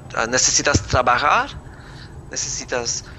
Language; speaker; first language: Spanish; non-native, learner; English